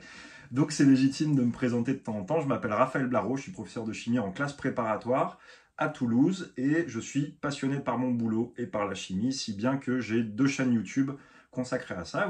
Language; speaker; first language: French; native; French